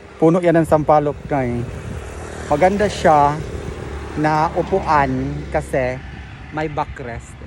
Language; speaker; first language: Filipino; non-native, local second language; Cebuano